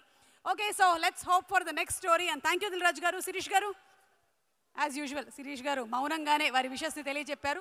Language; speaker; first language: Telugu; native; Telugu